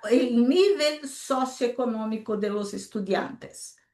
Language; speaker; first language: Spanish; non-native, local second language; Portuguese